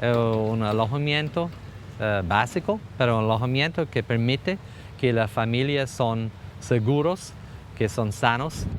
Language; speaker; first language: Spanish; non-native, fluent; English